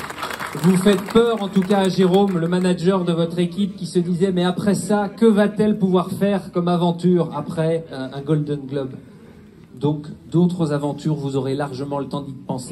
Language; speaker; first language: French; native; French